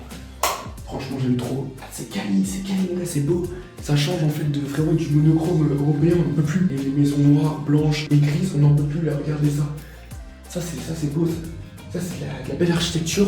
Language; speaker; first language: French; native; French